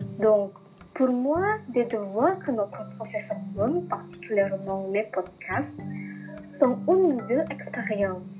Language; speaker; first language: French; non-native, learner; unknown